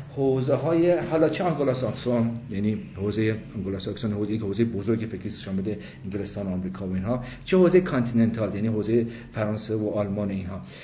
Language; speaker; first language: Persian; early bilingual, other home language; English